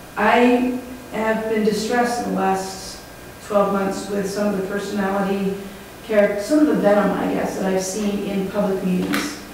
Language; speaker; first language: English; native; English